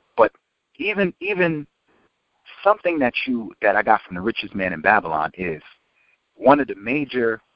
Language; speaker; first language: English; native; English